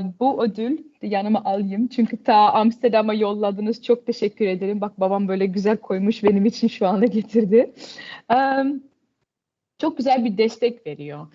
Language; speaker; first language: Turkish; early bilingual, heritage; Turkish